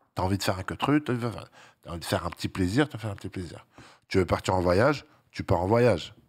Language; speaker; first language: French; native; French